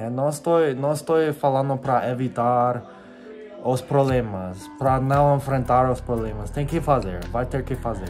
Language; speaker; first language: Portuguese; non-native, fluent; English